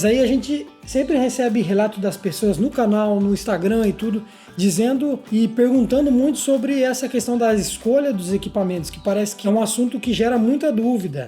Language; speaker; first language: Portuguese; native; Portuguese